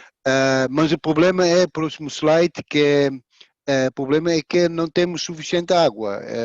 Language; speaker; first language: Portuguese; non-native, fluent; Dutch